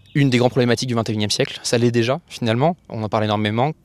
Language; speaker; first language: French; native; French